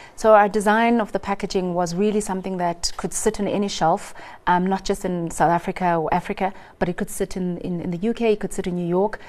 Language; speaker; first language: English; non-native, local second language; Xhosa